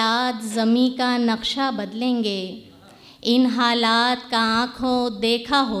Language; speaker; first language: Hindi; native; Hindi